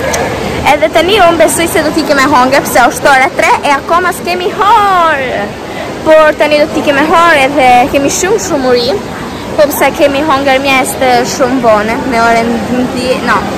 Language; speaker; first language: Albanian; early bilingual, heritage; Albanian